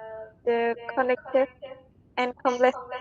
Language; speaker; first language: English; non-native, learner; Vietnamese